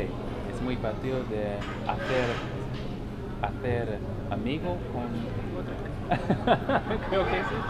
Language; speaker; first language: Spanish; non-native, learner; English